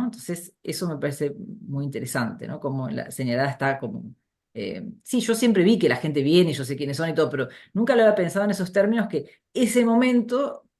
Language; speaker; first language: Spanish; native; Spanish